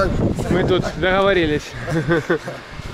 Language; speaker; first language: Russian; native; Russian